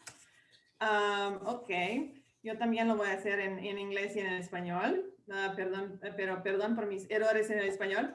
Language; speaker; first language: Spanish; non-native, fluent; English